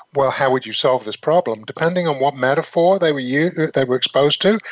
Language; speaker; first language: English; native; English